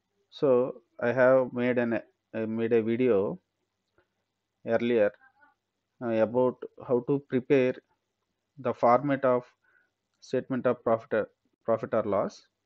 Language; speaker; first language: English; non-native, local second language; Telugu